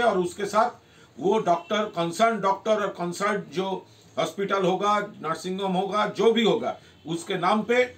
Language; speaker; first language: Hindi; non-native, local second language; Bangla